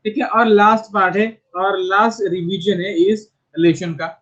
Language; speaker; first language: Hindi; non-native, local second language; Marathi